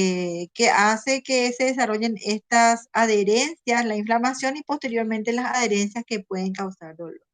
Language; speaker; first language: Spanish; native; Spanish